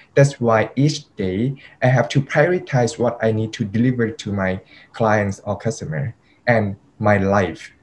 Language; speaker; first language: English; non-native, fluent; Thai